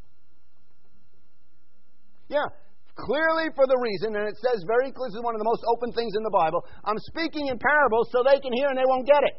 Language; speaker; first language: English; native; English